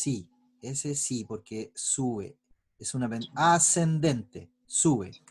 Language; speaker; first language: Spanish; native; Spanish